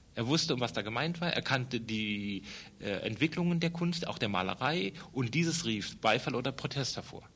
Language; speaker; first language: German; native; German